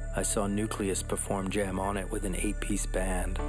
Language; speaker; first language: English; native; English